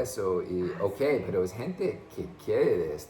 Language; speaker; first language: Spanish; non-native, fluent; English